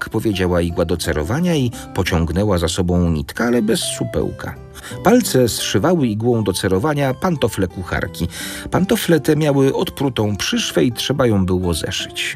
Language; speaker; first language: Polish; native; Polish